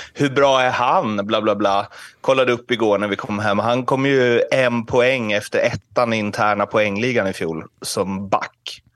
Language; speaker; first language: Swedish; native; Swedish